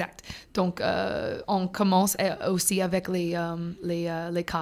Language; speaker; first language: French; non-native, fluent; English